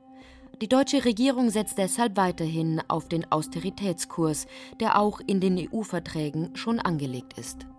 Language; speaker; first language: German; native; German